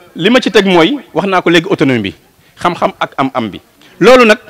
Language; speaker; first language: Wolof; non-native, local second language; Serer